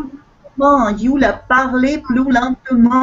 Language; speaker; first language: French; non-native, fluent; Russian